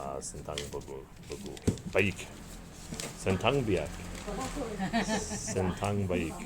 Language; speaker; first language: Indonesian; non-native, learner; English